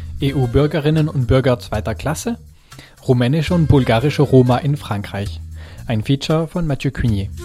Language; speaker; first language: German; non-native, fluent; French